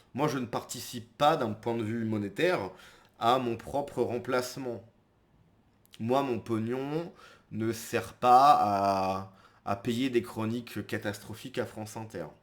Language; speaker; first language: French; native; French